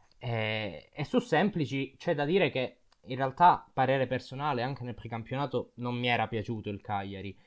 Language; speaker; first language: Italian; native; Italian